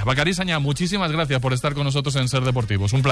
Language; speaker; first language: Spanish; native; Spanish